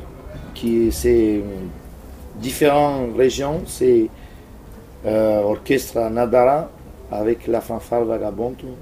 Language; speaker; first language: French; non-native, fluent; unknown